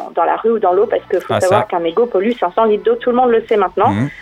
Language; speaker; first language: French; native; French